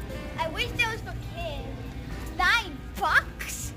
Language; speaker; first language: English; native; English